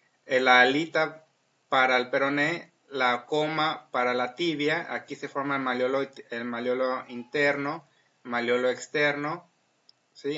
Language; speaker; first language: Spanish; native; Spanish